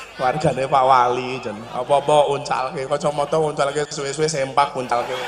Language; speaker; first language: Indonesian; non-native, local second language; Javanese